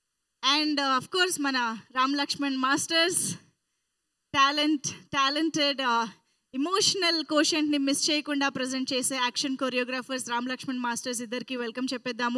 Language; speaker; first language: Telugu; native; Telugu